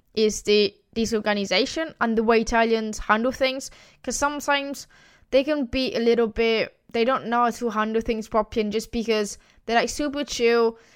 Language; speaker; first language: English; non-native, fluent; Italian